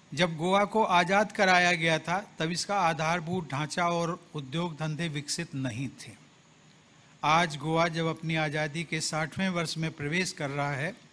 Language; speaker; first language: Hindi; native; Hindi